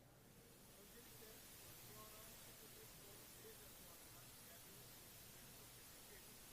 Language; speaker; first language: Turkish; native; Turkish